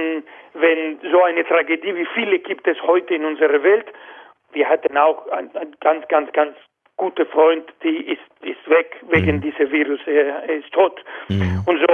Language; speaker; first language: German; non-native, learner; Spanish